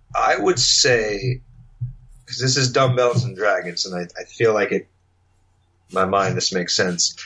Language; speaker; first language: English; native; English